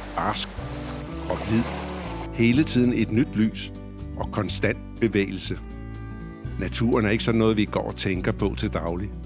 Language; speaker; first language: Danish; native; Danish